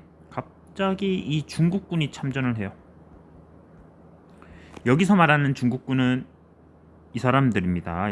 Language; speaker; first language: Korean; native; Korean